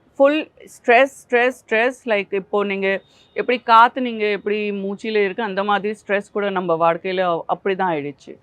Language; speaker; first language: Tamil; non-native, fluent; Gujarati